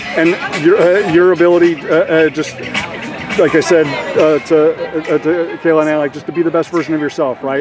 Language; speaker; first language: English; native; English